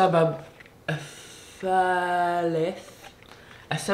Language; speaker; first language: Arabic; early bilingual, heritage; Arabic